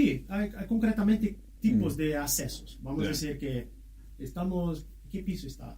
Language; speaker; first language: Spanish; non-native, fluent; Portuguese